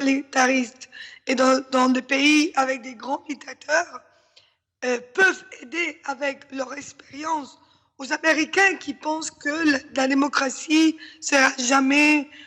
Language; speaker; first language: French; non-native, fluent; Spanish